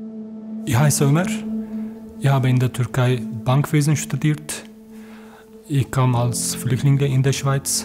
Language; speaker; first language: German; non-native, learner; Turkish